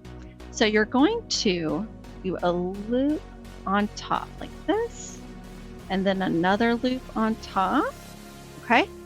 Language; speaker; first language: English; native; English